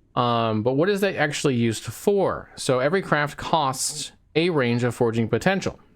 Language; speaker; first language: English; native; English